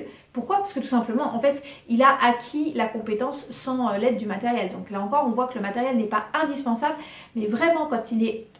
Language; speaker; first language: French; native; French